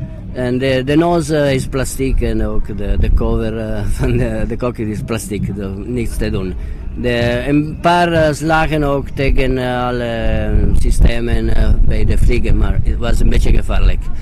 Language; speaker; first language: Dutch; non-native, learner; Italian